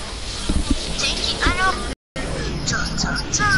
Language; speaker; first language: English; native; English